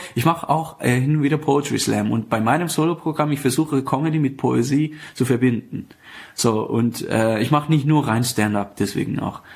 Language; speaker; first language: German; non-native, fluent; Persian